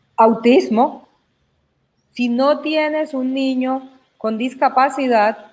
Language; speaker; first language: Spanish; native; Spanish